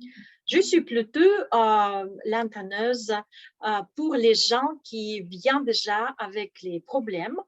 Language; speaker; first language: French; non-native, fluent; Russian